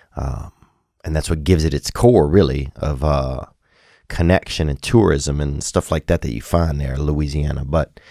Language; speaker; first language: English; native; English